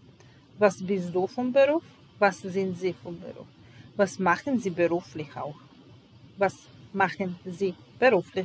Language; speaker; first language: German; non-native, fluent; Serbian